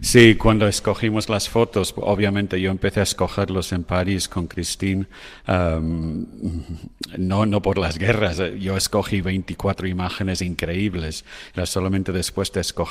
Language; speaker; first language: Spanish; non-native, fluent; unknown